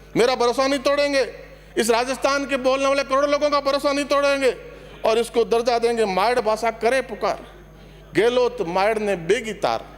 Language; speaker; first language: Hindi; non-native, local second language; Marwari